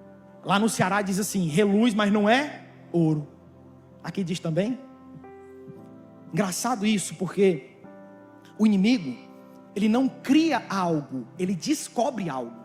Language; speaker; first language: Portuguese; native; Portuguese